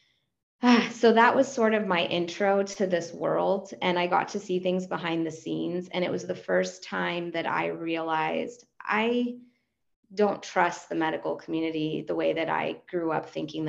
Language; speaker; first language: English; non-native, fluent; Spanish